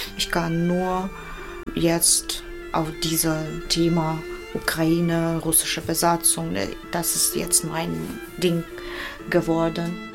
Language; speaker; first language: German; non-native, fluent; Russian